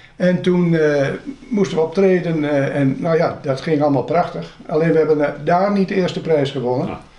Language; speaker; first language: Dutch; native; Dutch